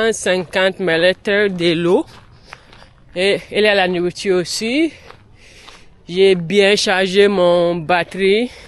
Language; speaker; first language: French; non-native, learner; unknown